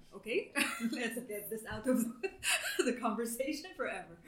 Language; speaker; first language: English; non-native, fluent; Arabic